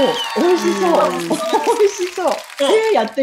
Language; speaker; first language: Japanese; native; Japanese